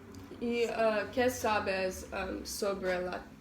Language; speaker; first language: Spanish; non-native, learner; English